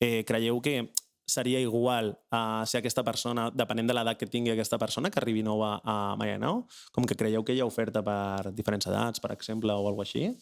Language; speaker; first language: Catalan; native; Catalan